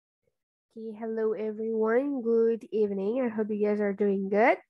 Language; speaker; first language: English; non-native, fluent; Indonesian